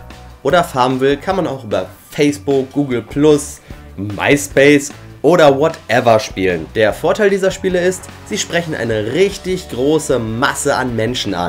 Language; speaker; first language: German; native; German